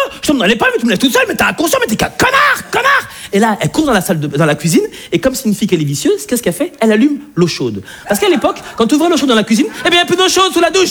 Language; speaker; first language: French; native; French